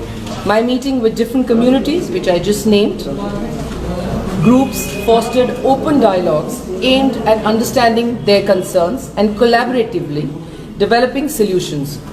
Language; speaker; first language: English; non-native, local second language; Hindi